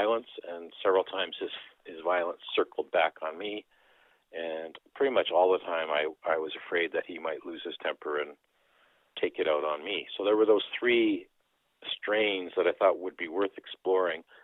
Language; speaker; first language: English; early bilingual, other home language; Dutch